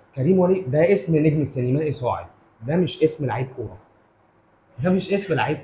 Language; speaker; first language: Arabic; native; Arabic